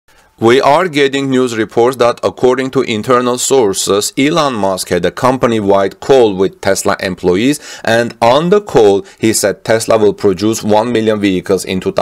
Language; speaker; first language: English; non-native, fluent; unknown